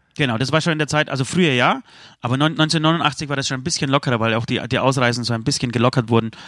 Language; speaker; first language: German; early bilingual, other home language; Polish